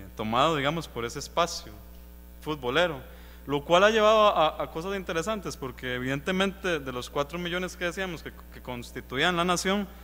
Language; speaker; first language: Spanish; native; Spanish